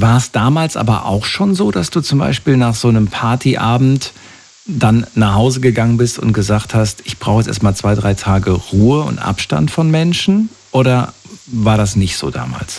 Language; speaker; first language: German; native; German